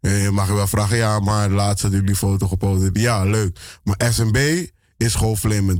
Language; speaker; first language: Dutch; native; Dutch